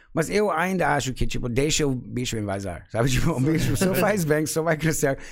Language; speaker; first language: Portuguese; non-native, fluent; English